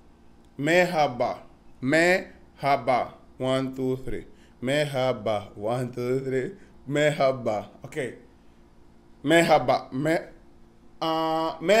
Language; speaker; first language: Turkish; non-native, learner; English